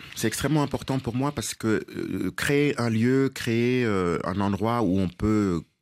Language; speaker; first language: French; non-native, local second language; Wolof